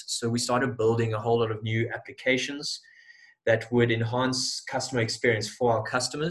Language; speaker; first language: English; native; English